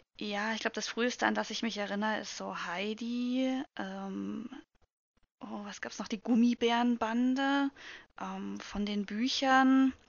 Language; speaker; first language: German; native; German